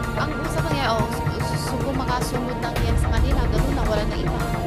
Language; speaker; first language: Filipino; non-native, learner; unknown